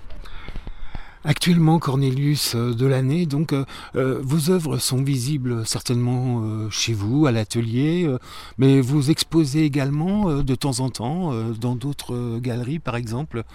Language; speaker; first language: French; native; French